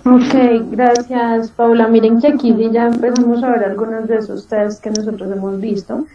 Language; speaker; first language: Spanish; native; Spanish